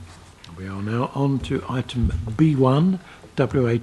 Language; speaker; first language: English; native; English